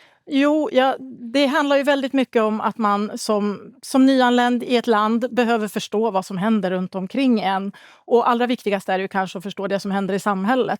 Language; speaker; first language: Swedish; native; Swedish